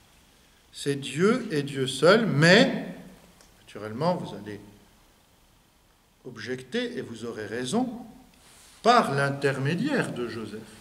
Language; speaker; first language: French; native; French